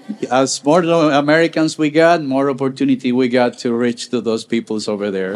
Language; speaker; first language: English; non-native, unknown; Spanish